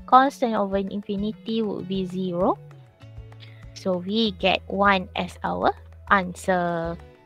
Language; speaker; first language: English; non-native, local second language; Malay